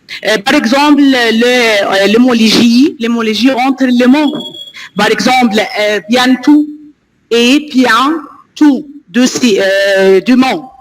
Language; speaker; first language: French; non-native, learner; Arabic